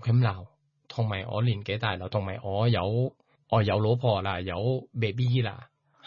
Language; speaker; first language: Cantonese; non-native, learner; Thai